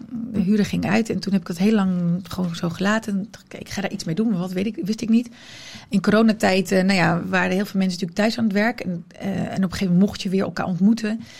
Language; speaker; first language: Dutch; early bilingual, other home language; Riffian